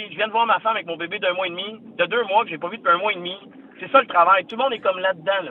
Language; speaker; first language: French; native; French